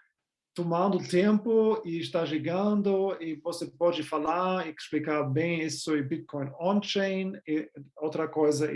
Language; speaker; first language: Portuguese; non-native, fluent; German